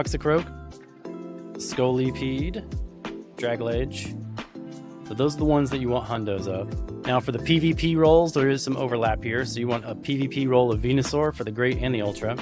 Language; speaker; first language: English; native; English